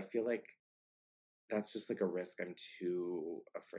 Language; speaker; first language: English; native; English